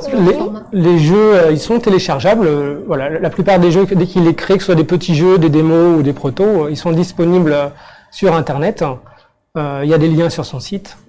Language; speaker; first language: French; native; French